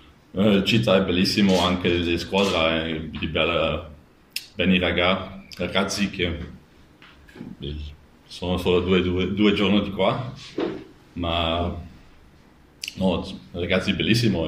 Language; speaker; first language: Italian; non-native, learner; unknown